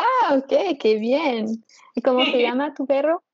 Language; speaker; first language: Spanish; non-native, learner; English